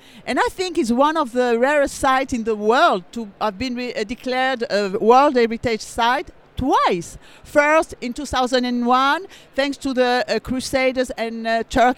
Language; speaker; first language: English; non-native, fluent; French